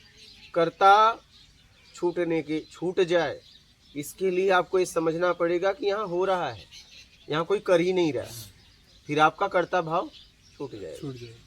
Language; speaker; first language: Hindi; native; Hindi